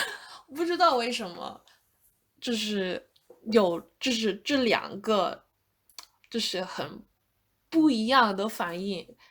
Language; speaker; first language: Chinese; non-native, fluent; English